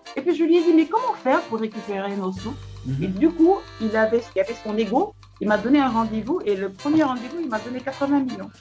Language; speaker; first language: French; non-native, local second language; Wolof